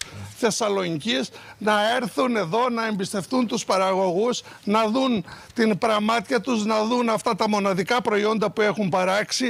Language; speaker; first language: Greek; native; Greek